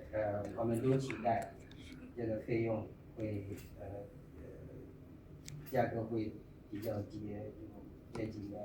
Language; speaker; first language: Chinese; non-native, fluent; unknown